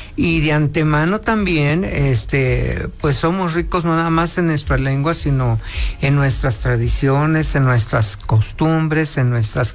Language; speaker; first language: Spanish; non-native, local second language; Nahuatl languages